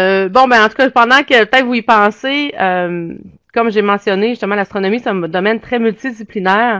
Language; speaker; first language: French; native; French